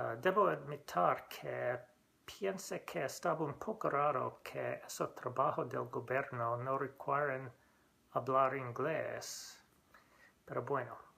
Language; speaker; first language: Spanish; non-native, learner; English